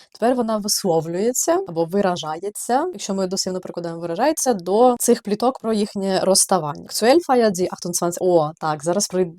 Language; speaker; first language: Ukrainian; native; Ukrainian